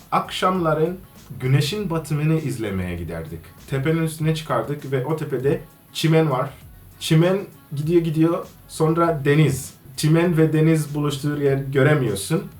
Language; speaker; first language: Turkish; non-native, fluent; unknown